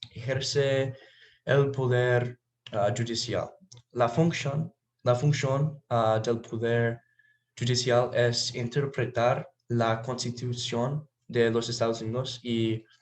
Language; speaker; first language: Spanish; non-native, learner; English